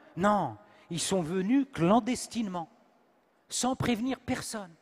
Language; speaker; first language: French; native; French